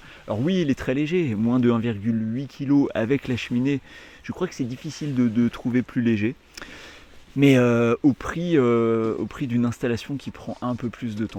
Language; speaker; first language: French; native; French